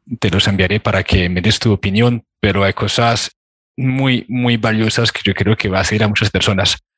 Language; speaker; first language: Spanish; non-native, fluent; French